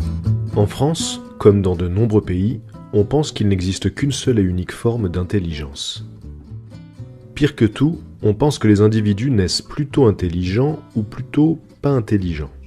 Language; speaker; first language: French; native; French